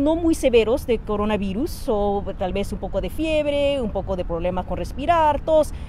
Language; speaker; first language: Spanish; native; Spanish